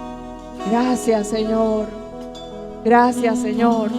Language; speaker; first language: Spanish; native; Spanish